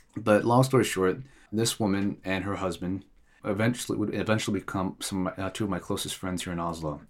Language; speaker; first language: English; non-native, fluent; Tigrinya